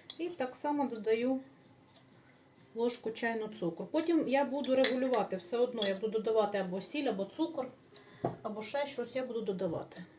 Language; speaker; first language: Ukrainian; native; Ukrainian